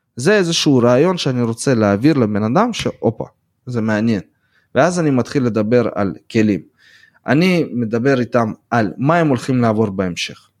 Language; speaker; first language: Hebrew; early bilingual, other home language; Russian